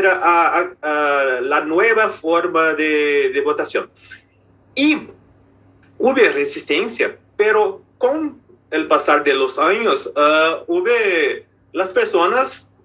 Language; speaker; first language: Spanish; non-native, fluent; Portuguese